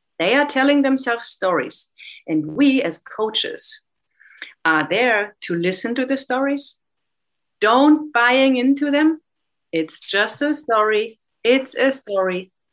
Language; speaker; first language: English; non-native, fluent; German